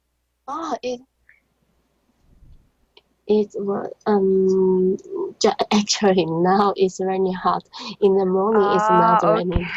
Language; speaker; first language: English; non-native, learner; Chinese